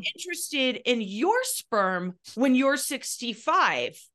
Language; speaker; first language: English; native; English